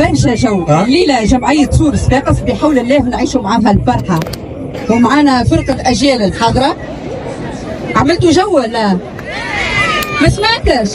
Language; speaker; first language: Arabic; native; Arabic